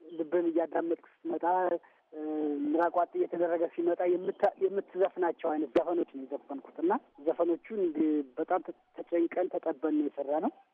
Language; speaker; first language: Amharic; native; Amharic